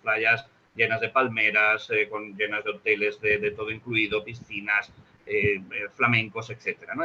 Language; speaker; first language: Spanish; native; Spanish